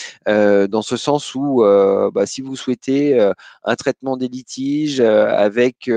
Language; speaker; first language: French; native; French